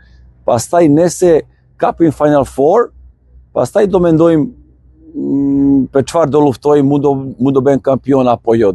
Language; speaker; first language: Albanian; non-native, learner; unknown